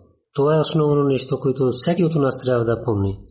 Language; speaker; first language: Bulgarian; non-native, learner; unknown